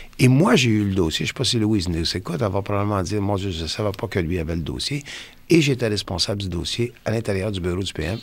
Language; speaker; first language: French; non-native, local second language; English